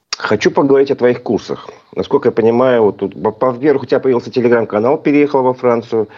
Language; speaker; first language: Russian; native; Russian